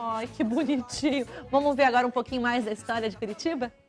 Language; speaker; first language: Portuguese; native; Portuguese